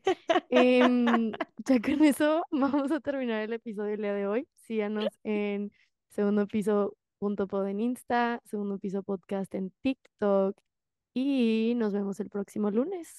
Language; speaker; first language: Spanish; early bilingual, heritage; Spanish